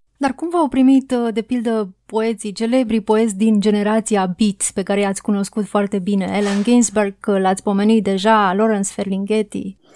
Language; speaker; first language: Romanian; native; Romanian